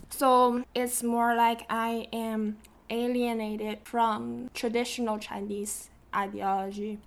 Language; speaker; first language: English; non-native, fluent; Chinese